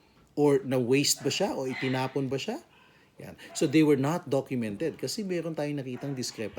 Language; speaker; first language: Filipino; native; Filipino